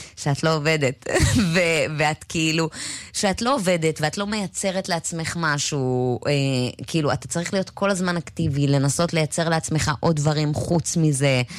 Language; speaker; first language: Hebrew; native; Hebrew